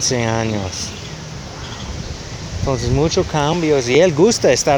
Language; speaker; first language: Spanish; non-native, learner; English